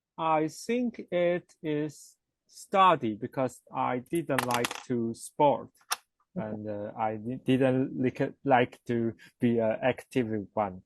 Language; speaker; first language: English; non-native, learner; Chinese